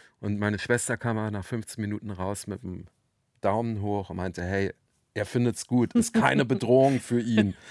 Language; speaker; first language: German; native; German